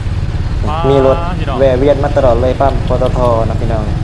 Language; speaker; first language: Thai; non-native, local second language; Northeastern Thai